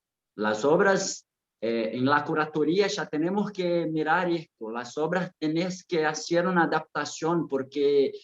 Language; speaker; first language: Spanish; non-native, fluent; Portuguese